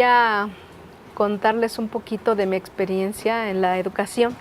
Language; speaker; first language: Spanish; non-native, local second language; Nahuatl languages